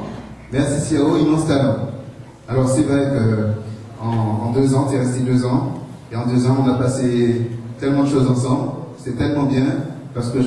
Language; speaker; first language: French; native; French